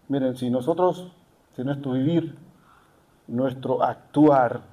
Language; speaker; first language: Spanish; native; Spanish